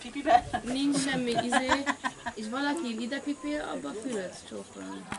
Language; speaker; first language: Hungarian; early bilingual, heritage; Hungarian